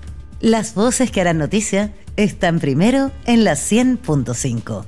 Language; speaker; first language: Spanish; native; Spanish